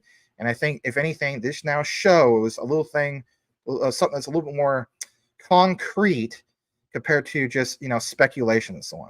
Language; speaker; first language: English; native; English